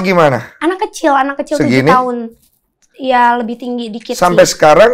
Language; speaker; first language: Indonesian; native; Indonesian